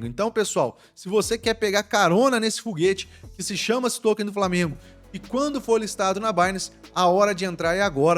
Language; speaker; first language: Portuguese; native; Portuguese